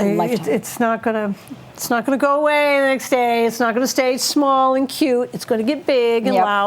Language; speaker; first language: English; native; English